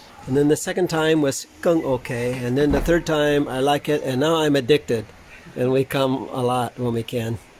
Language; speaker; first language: English; native; English